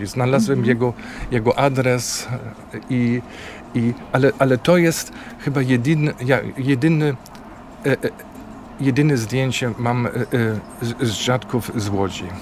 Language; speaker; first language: Polish; non-native, fluent; German